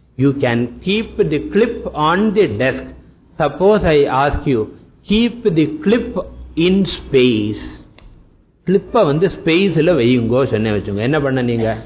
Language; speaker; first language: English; non-native, local second language; Tamil